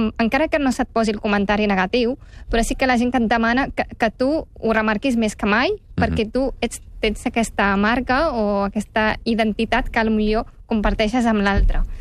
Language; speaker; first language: Catalan; early bilingual, other home language; Arabic